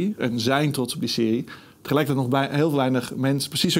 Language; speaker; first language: Dutch; native; Dutch